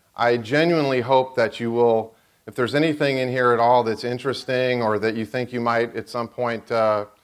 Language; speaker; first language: English; native; English